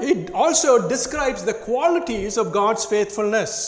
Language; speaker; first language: English; non-native, local second language; Tamil